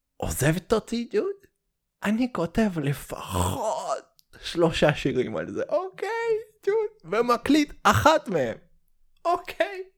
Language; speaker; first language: Hebrew; early bilingual, heritage; Hebrew